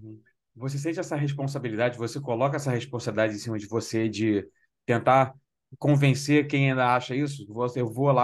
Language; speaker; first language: Portuguese; native; Portuguese